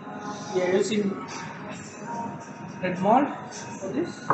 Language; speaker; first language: English; non-native, local second language; Sinhala